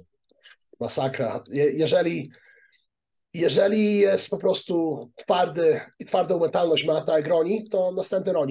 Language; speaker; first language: Polish; early bilingual, heritage; Polish